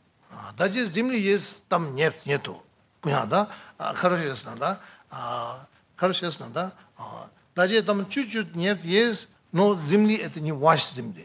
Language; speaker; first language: Russian; non-native, learner; Tibetan